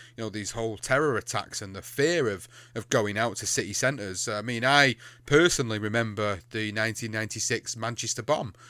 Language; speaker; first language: English; native; English